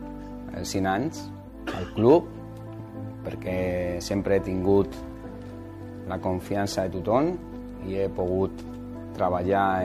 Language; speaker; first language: Catalan; non-native, local second language; Spanish